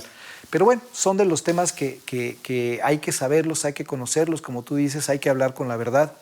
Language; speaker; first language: Spanish; native; Spanish